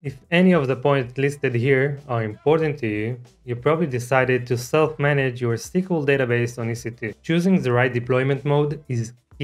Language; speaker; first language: English; non-native, fluent; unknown